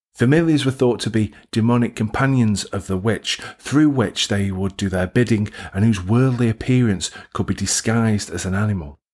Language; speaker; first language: English; native; English